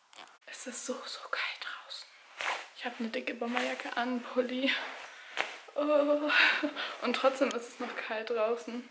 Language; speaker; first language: German; native; German